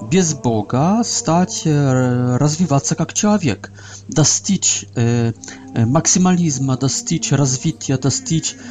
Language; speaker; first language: Polish; non-native, learner; Russian